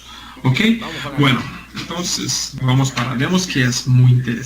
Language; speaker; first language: Spanish; non-native, learner; Portuguese